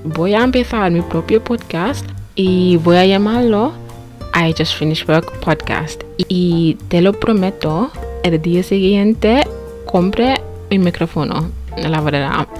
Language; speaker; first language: Spanish; non-native, fluent; English